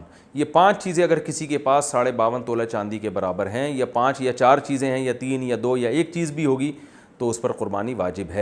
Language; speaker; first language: Urdu; native; Urdu